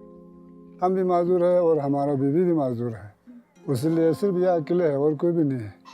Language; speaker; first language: Hindi; non-native, local second language; Balti